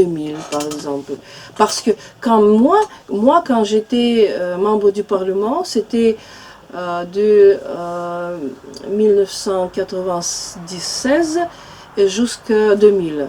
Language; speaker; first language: French; non-native, fluent; Russian